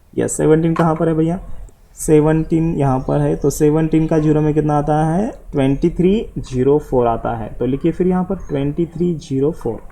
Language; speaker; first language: Hindi; non-native, local second language; Marathi